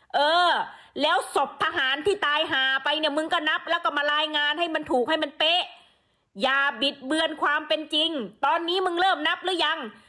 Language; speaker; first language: Thai; native; Thai